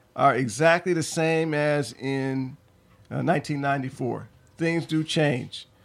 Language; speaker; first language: English; native; English